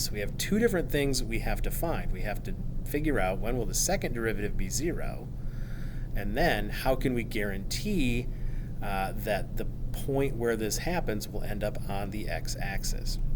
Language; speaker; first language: English; native; English